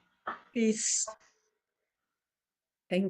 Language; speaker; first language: English; native; English